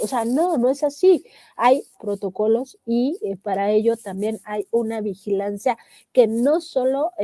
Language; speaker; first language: Spanish; native; Spanish